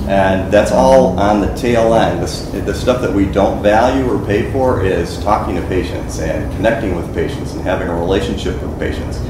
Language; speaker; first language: English; native; English